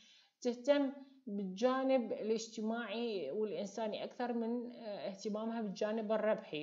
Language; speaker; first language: Arabic; native; Arabic